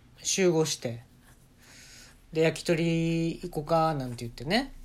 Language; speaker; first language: Japanese; native; Japanese